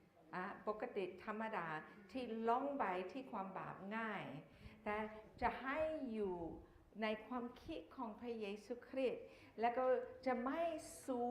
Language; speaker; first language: Thai; non-native, fluent; English